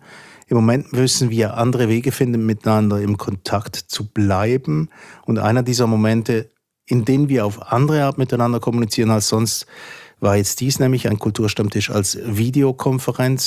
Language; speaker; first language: German; native; German